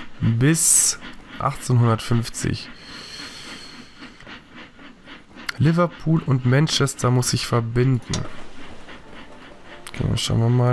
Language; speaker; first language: German; native; German